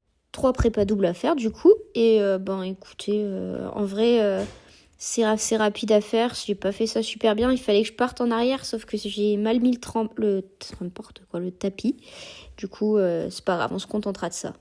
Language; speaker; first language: French; native; French